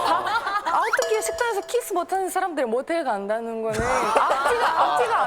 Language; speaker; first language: Korean; non-native, fluent; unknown